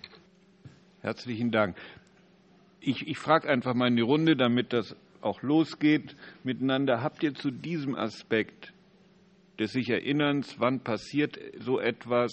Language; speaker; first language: German; native; German